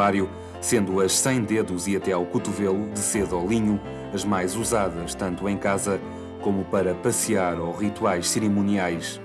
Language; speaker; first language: Portuguese; native; Portuguese